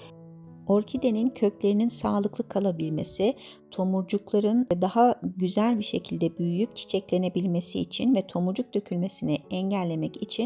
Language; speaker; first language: Turkish; native; Turkish